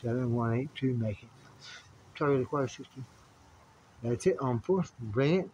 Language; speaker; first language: English; native; English